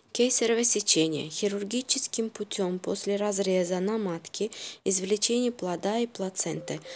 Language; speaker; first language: Russian; non-native, local second language; Uzbek